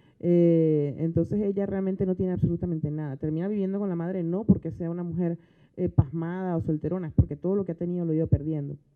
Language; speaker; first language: Spanish; native; Spanish